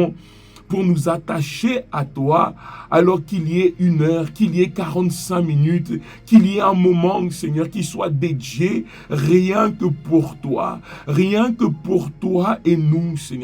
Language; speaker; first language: French; native; French